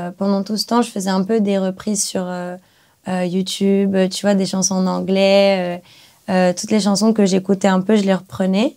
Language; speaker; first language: French; early bilingual, other home language; Portuguese